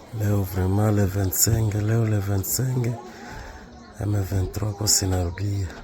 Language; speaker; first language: Swahili; native; Swahili